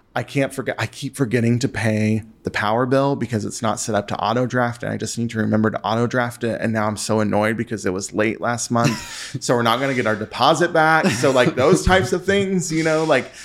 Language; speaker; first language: English; native; English